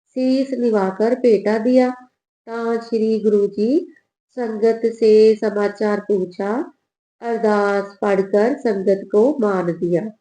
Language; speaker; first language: Hindi; non-native, local second language; Punjabi